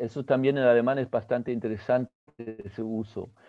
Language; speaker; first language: Spanish; early bilingual, other home language; German